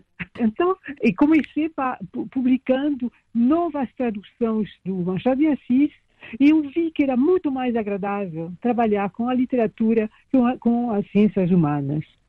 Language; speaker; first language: Portuguese; non-native, fluent; French